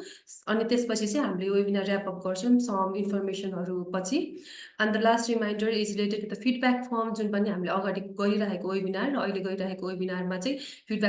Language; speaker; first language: Nepali; native; Nepali